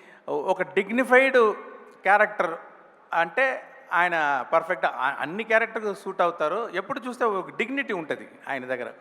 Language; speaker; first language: Telugu; non-native, local second language; Tamil